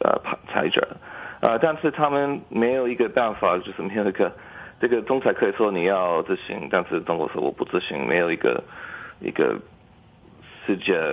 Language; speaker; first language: Chinese; early bilingual, heritage; English